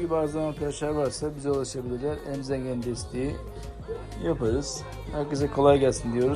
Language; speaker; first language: Turkish; native; Turkish